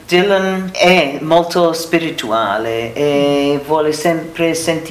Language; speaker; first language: Italian; non-native, learner; English